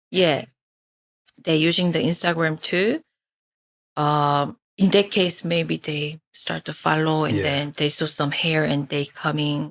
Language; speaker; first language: English; non-native, fluent; Korean